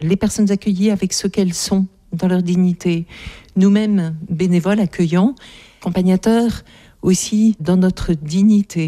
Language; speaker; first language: French; native; French